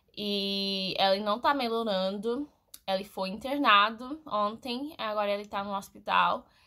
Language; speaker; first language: Portuguese; non-native, fluent; English